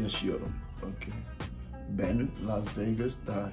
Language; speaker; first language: Turkish; non-native, learner; English